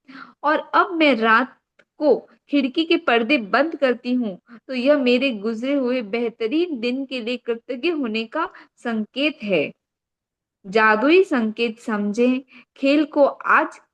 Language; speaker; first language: Hindi; native; Hindi